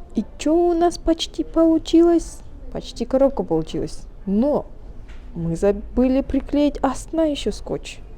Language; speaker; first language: Russian; non-native, local second language; Kazakh